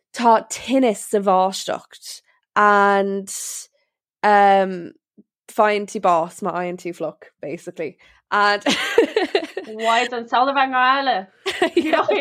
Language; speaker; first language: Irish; non-native, local second language; English